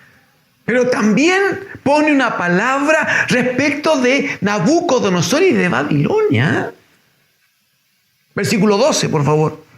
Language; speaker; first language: Spanish; native; Spanish